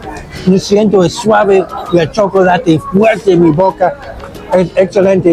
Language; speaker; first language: Spanish; non-native, learner; English